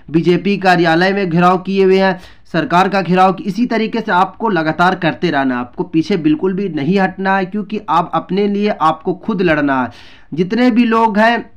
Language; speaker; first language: Hindi; native; Hindi